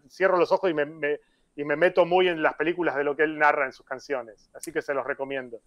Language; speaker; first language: Spanish; native; Spanish